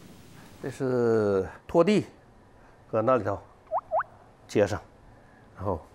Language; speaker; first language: Chinese; non-native, learner; English